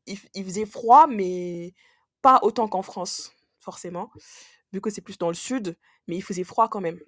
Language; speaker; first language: French; non-native, local second language; Wolof